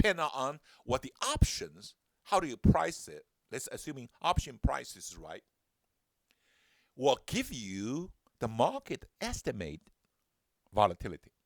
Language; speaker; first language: English; non-native, fluent; Chinese